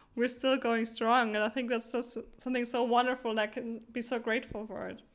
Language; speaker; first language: English; non-native, fluent; German